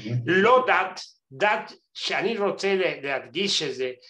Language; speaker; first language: Hebrew; non-native, fluent; Spanish